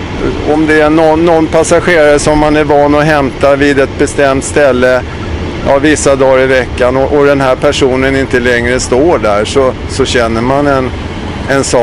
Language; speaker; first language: Swedish; native; Swedish